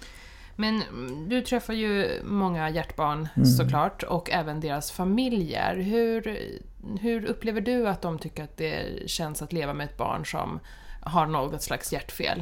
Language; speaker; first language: Swedish; native; Swedish